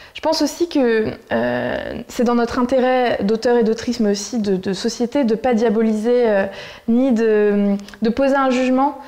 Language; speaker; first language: French; native; French